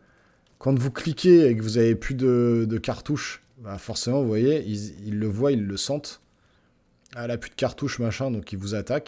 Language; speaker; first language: French; native; French